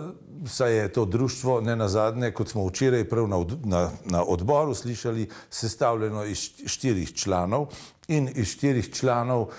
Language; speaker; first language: Slovenian; native; Slovenian